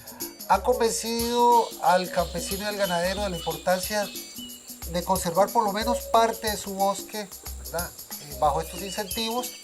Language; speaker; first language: Spanish; native; Spanish